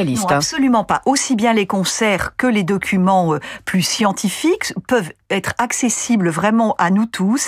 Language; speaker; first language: French; native; French